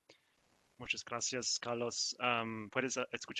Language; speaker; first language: Spanish; non-native, learner; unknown